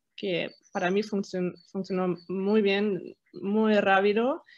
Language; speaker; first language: Spanish; non-native, fluent; German